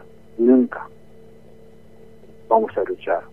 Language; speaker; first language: Spanish; non-native, learner; Japanese